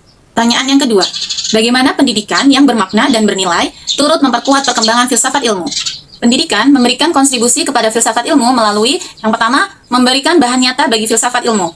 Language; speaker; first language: Indonesian; native; Indonesian